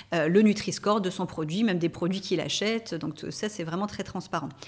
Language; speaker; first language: French; native; French